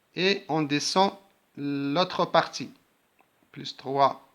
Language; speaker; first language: French; non-native, local second language; Arabic